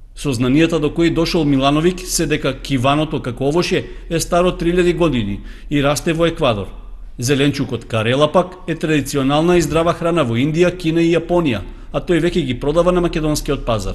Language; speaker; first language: Macedonian; native; Macedonian